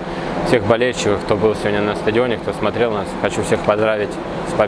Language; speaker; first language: Russian; native; Russian